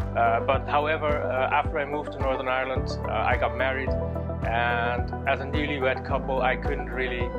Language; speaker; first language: English; non-native, fluent; Dutch